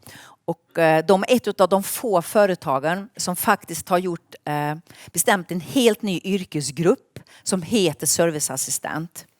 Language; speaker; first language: Swedish; native; Swedish